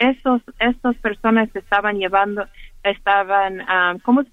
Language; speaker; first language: Spanish; early bilingual, heritage; Spanish